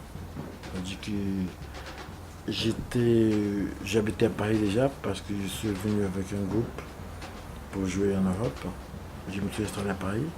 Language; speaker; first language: French; non-native, fluent; Portuguese